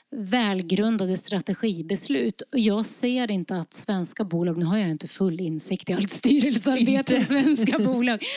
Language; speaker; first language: Swedish; early bilingual, other home language; Norwegian